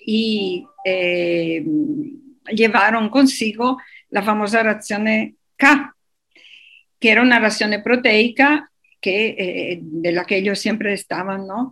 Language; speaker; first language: Spanish; non-native, fluent; Italian